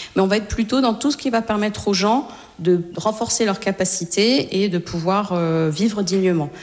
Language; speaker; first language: French; native; French